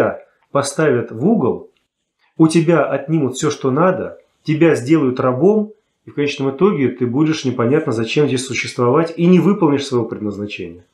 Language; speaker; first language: Russian; native; Russian